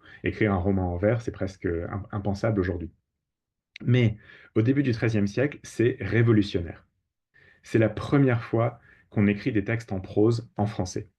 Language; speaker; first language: French; native; French